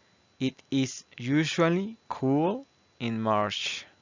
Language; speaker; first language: English; non-native, fluent; Spanish